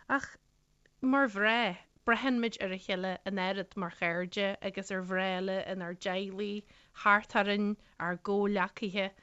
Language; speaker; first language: Irish; native; Irish